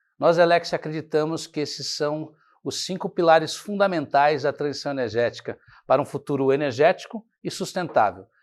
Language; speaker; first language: Portuguese; native; Portuguese